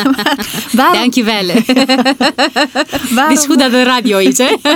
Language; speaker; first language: Dutch; non-native, fluent; Romanian